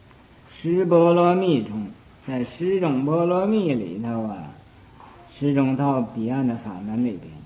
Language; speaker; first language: Chinese; native; Chinese